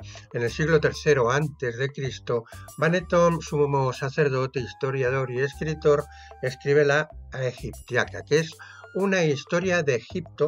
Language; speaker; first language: Spanish; native; Spanish